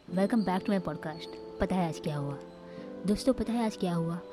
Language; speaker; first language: Hindi; non-native, local second language; Marathi